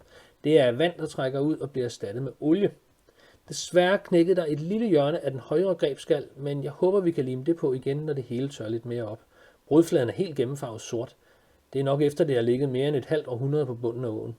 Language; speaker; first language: Danish; native; Danish